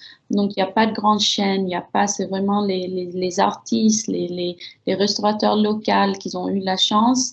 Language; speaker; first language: French; early bilingual, heritage; French